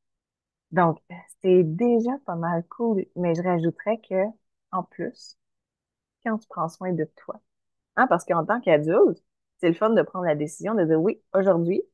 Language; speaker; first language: French; native; French